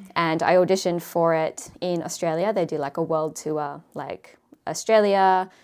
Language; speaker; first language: English; native; English